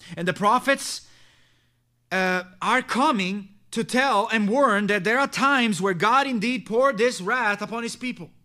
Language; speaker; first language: English; non-native, fluent; Italian